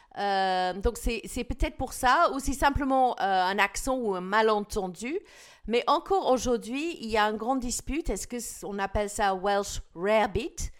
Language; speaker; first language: French; non-native, fluent; English